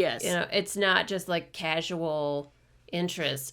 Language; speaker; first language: English; native; English